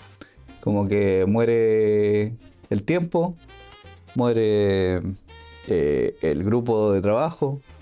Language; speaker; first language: Spanish; native; Spanish